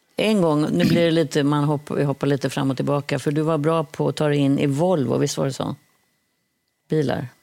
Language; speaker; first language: Swedish; native; Swedish